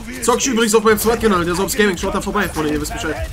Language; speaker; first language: German; native; German